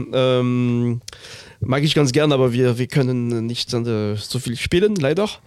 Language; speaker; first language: German; non-native, fluent; French